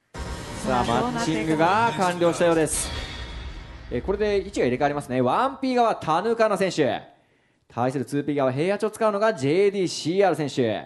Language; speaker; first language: Japanese; native; Japanese